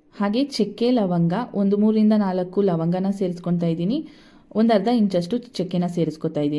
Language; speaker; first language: Kannada; native; Kannada